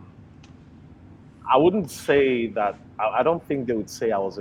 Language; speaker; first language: English; non-native, local second language; Igbo